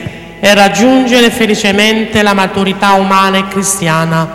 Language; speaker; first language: Italian; native; Italian